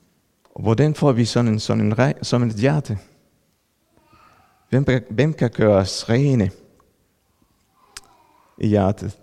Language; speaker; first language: Danish; non-native, fluent; Spanish